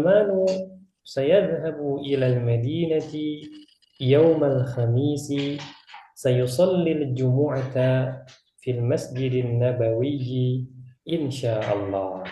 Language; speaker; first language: Arabic; non-native, fluent; Indonesian